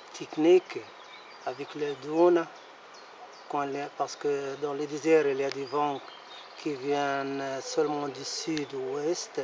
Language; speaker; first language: French; non-native, learner; Arabic